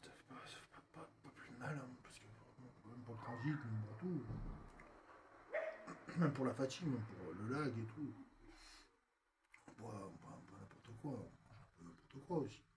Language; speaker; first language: French; native; French